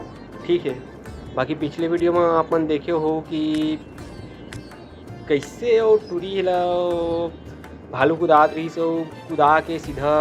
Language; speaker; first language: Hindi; non-native, local second language; Chhattisgarhi